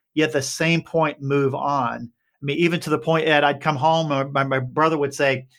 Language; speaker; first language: English; native; English